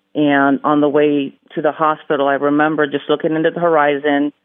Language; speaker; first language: English; early bilingual, other home language; Spanish